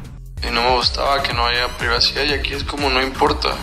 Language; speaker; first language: Spanish; native; Spanish